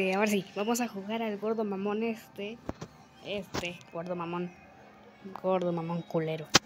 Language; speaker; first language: Spanish; native; Spanish